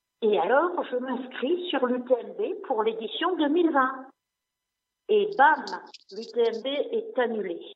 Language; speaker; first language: French; non-native, local second language; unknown